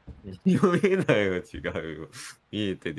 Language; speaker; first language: Japanese; native; Japanese